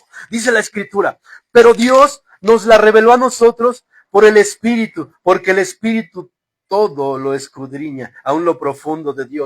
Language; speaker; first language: Spanish; native; Spanish